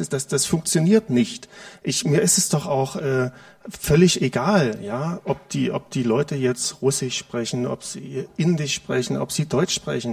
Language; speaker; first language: German; native; German